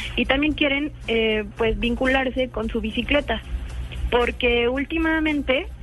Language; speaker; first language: Spanish; native; Spanish